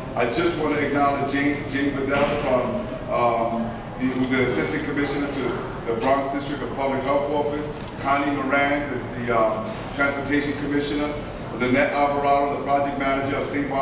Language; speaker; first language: English; early bilingual, other home language; Spanish